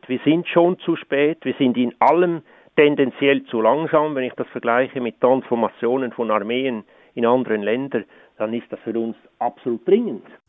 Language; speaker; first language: German; native; German